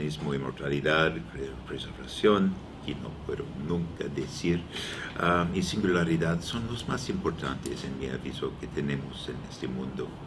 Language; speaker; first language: Spanish; non-native, learner; English